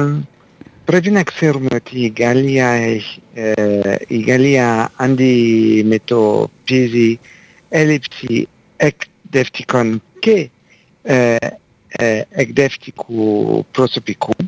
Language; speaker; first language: Greek; non-native, fluent; French